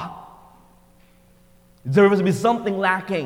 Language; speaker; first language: English; non-native, local second language; Filipino